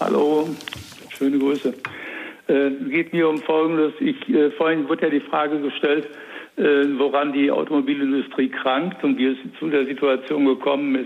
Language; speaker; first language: German; native; German